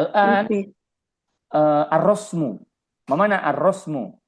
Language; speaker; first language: Arabic; non-native, fluent; Indonesian